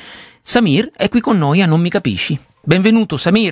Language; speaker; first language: Italian; native; Italian